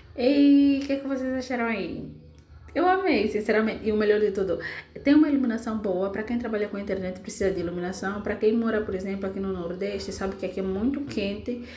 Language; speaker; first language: Portuguese; native; Portuguese